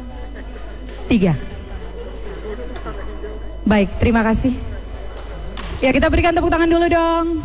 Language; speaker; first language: Indonesian; native; Indonesian